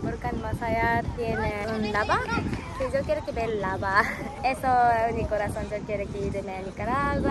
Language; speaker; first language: Spanish; non-native, learner; Japanese